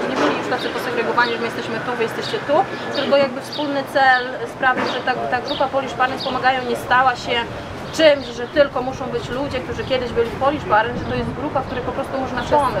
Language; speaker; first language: Polish; native; Polish